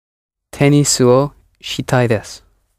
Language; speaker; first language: Japanese; non-native, learner; English